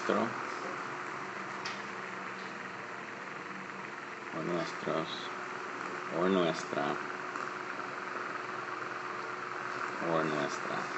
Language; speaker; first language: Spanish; non-native, fluent; English